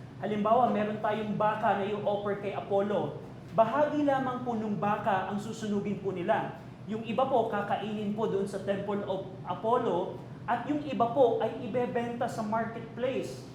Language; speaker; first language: Filipino; native; Filipino